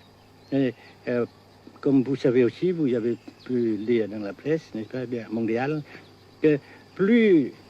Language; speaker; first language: French; non-native, fluent; Vietnamese